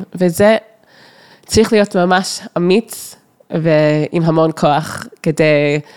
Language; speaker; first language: Hebrew; non-native, fluent; English